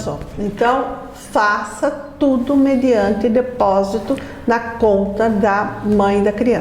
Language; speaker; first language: Portuguese; native; Portuguese